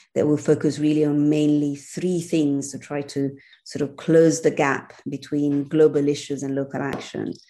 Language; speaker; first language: English; non-native, fluent; Italian